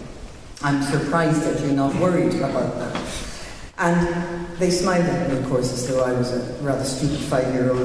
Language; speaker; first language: English; native; English